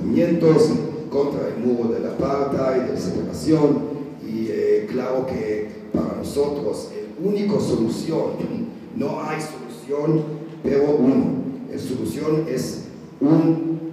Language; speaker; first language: Spanish; non-native, learner; Hebrew